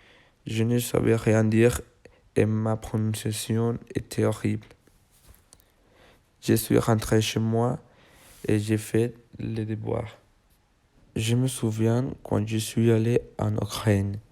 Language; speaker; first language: French; non-native, learner; Spanish